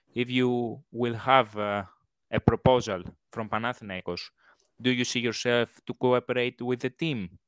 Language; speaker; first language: English; non-native, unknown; Greek